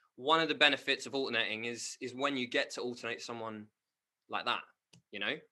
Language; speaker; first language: English; native; English